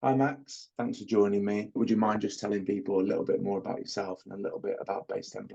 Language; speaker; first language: English; native; English